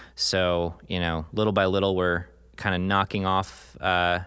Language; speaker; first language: English; native; English